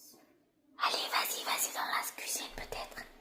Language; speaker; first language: French; non-native, learner; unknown